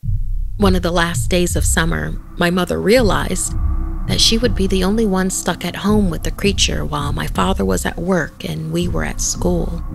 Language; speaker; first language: English; native; English